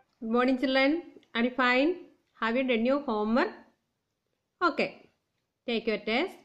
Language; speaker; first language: English; non-native, local second language; Malayalam